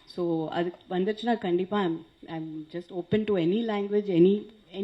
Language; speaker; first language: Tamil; non-native, local second language; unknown